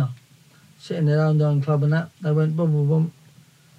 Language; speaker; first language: English; native; English